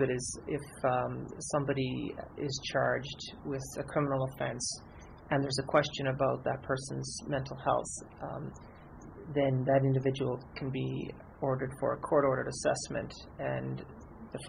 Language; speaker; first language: English; native; English